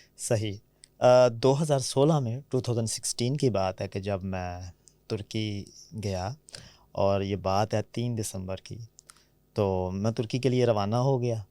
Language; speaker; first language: Urdu; non-native, local second language; Punjabi